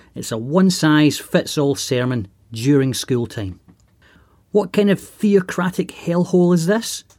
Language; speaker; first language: English; native; English